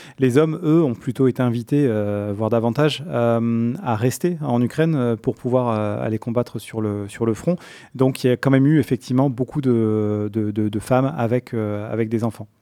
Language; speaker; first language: French; native; French